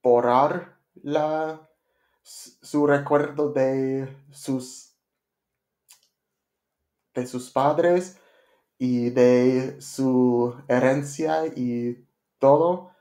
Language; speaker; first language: Spanish; non-native, learner; English